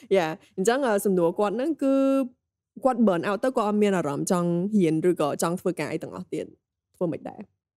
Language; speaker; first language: Khmer; native; Khmer